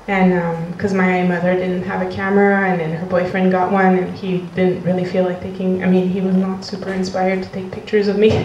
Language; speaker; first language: English; non-native, fluent; French